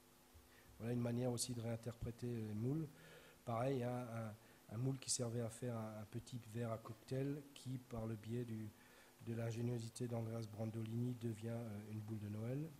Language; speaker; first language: French; native; French